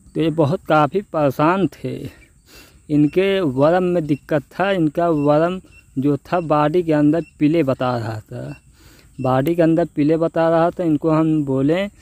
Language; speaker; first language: Hindi; native; Hindi